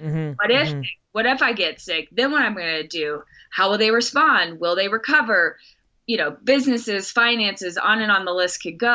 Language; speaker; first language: English; native; English